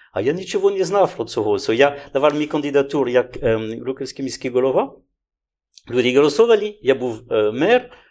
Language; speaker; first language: Ukrainian; non-native, learner; French